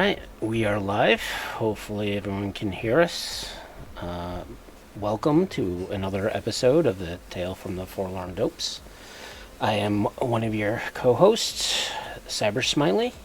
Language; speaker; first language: English; native; English